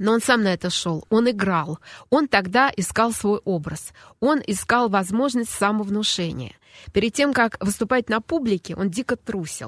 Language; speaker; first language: Russian; native; Russian